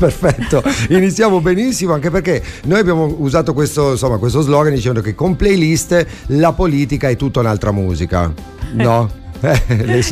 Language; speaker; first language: Italian; native; Italian